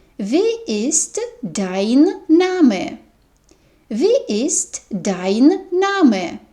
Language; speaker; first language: German; non-native, fluent; Ukrainian